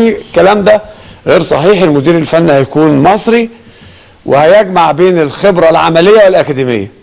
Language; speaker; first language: Arabic; native; Arabic